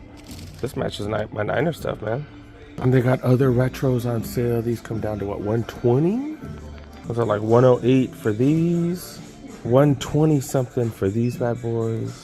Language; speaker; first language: English; native; English